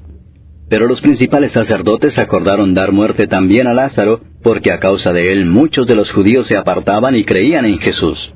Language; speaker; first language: Spanish; native; Spanish